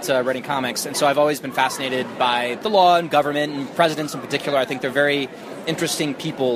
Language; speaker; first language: English; native; English